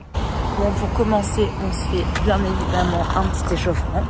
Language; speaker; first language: French; native; French